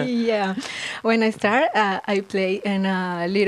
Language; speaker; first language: English; non-native, learner; Spanish